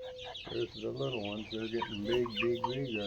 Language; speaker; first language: English; native; English